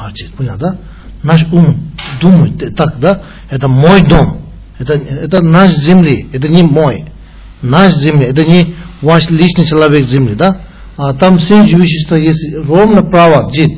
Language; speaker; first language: Russian; non-native, learner; Tibetan